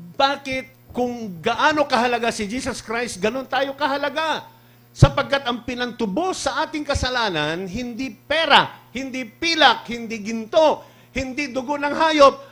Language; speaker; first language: Filipino; non-native, local second language; Cebuano